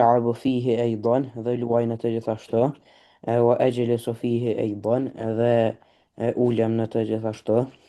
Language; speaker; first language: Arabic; non-native, learner; Albanian